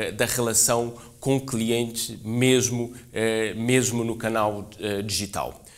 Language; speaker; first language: Portuguese; native; Portuguese